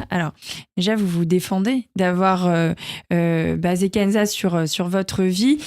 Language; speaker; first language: French; native; French